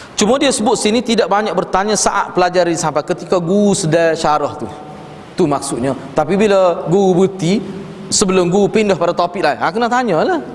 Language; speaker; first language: Malay; native; Malay